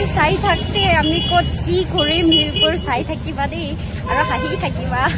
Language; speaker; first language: Assamese; non-native, local second language; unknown